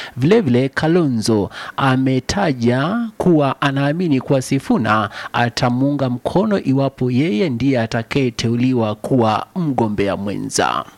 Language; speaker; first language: Swahili; non-native, local second language; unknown